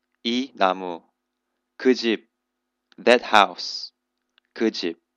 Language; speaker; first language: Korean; non-native, fluent; English